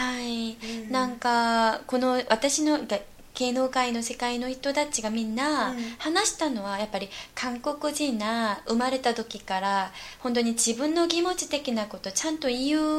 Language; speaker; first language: Japanese; non-native, fluent; Korean